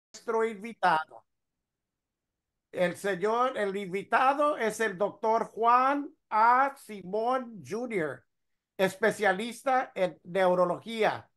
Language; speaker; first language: Spanish; early bilingual, heritage; Spanish